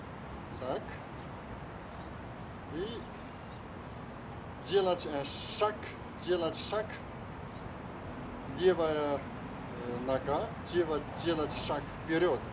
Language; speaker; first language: Russian; non-native, learner; Chinese